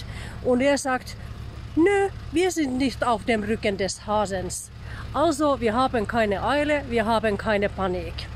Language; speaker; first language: German; non-native, learner; Finnish